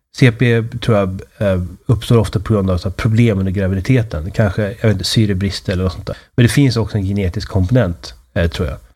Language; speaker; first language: Swedish; native; Swedish